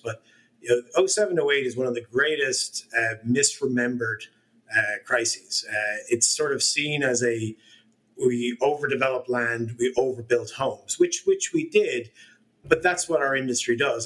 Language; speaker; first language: English; native; English